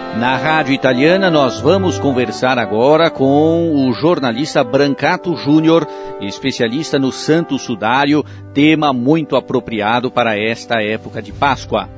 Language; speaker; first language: Portuguese; native; Portuguese